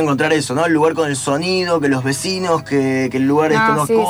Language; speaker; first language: Spanish; native; Spanish